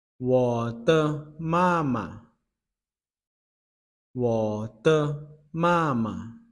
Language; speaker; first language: Chinese; non-native, fluent; Lao